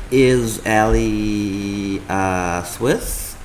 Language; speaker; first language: English; non-native, fluent; Vietnamese